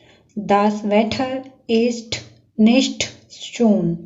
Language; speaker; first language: German; non-native, learner; Urdu